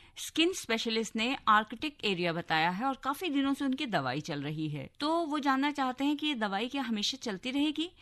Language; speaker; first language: Hindi; native; Hindi